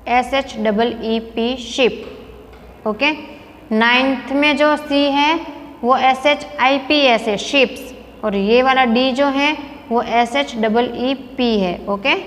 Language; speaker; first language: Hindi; non-native, local second language; Gujarati